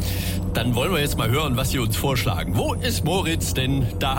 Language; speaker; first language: German; native; German